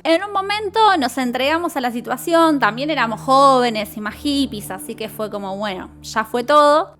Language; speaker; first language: Spanish; native; Spanish